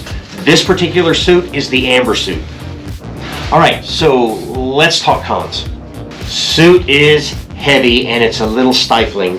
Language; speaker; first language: English; native; English